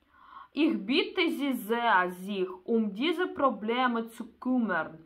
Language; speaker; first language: German; non-native, learner; Russian